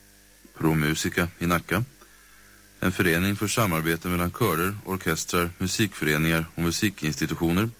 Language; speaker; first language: Swedish; native; Swedish